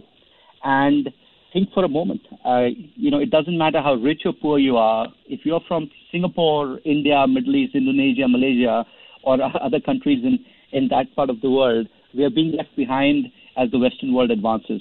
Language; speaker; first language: English; non-native, local second language; Hindi